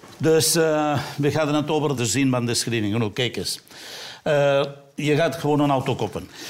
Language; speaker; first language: Dutch; non-native, fluent; Catalan